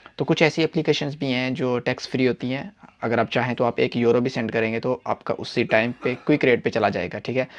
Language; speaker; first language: Hindi; non-native, local second language; Punjabi